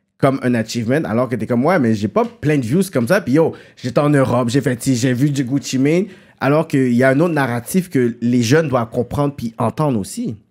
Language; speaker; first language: French; native; French